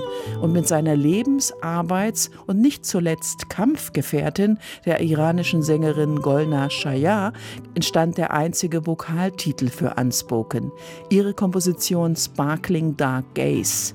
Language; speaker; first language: German; native; German